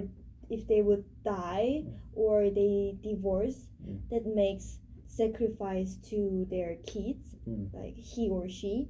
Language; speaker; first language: English; non-native, learner; Korean